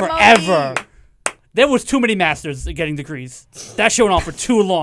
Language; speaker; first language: English; native; English